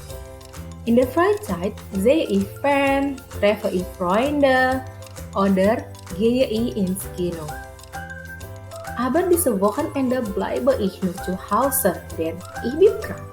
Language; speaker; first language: German; non-native, fluent; Indonesian